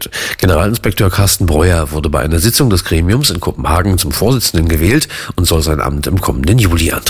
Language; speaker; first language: German; native; German